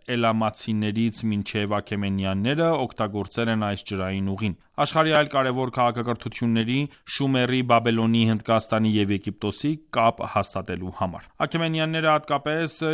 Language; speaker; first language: Armenian; native; Armenian